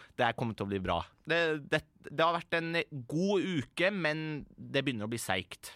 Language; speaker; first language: Norwegian; early bilingual, other home language; Persian